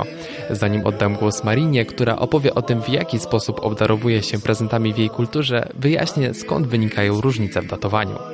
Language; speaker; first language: Polish; native; Polish